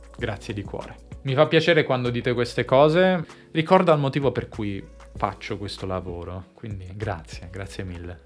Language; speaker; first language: Italian; native; Italian